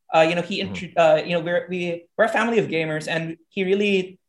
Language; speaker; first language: English; non-native, local second language; Hiligaynon